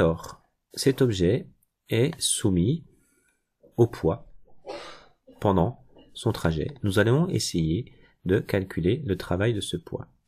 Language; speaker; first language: French; native; French